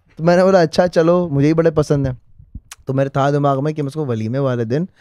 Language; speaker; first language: Urdu; native; Urdu